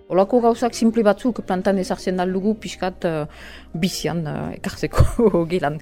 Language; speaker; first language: Basque; non-native, local second language; French